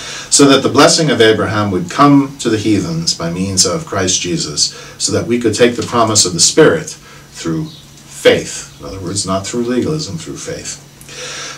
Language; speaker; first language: English; native; English